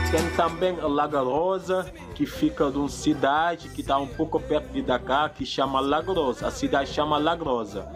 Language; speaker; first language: Portuguese; non-native, fluent; Wolof